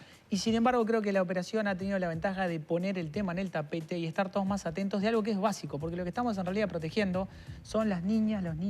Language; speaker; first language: Spanish; native; Spanish